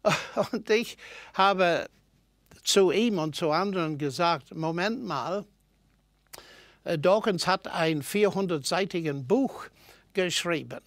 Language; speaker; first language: German; non-native, fluent; English